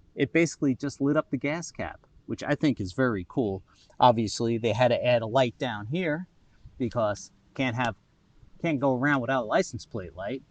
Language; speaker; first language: English; native; English